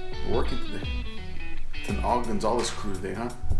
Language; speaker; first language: English; early bilingual, other home language; Spanish